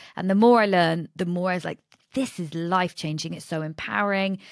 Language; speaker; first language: English; native; English